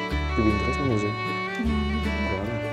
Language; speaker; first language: Russian; non-native, learner; Indonesian